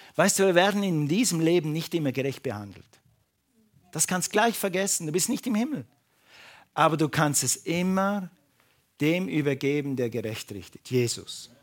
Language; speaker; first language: German; non-native, fluent; English